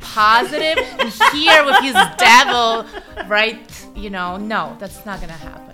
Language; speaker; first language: English; non-native, fluent; Russian